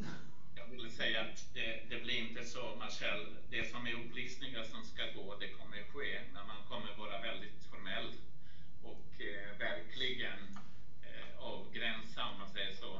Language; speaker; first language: Swedish; non-native, fluent; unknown